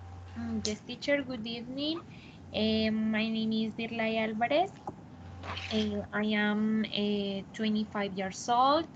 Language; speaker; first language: English; non-native, learner; Spanish